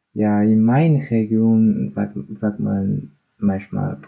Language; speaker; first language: German; non-native, learner; Chinese